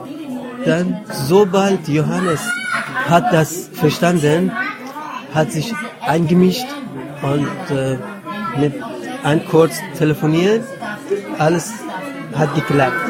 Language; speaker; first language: German; non-native, learner; Persian